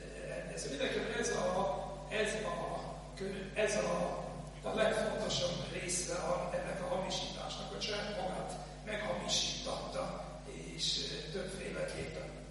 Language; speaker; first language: Hungarian; non-native, fluent; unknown